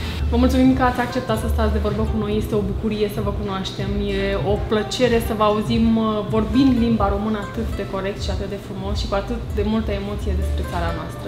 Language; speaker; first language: Romanian; native; Romanian